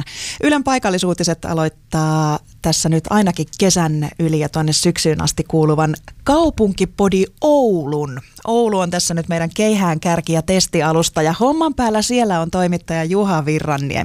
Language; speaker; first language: Finnish; native; Finnish